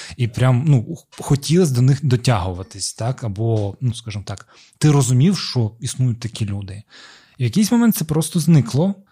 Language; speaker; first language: Ukrainian; non-native, local second language; Russian